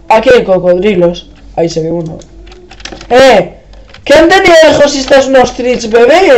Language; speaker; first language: Spanish; native; Spanish